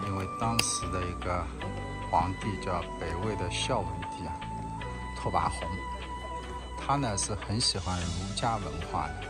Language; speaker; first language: Chinese; native; Chinese